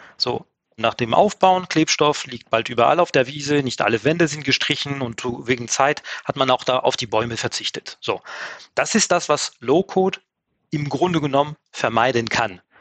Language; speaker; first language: German; non-native, fluent; French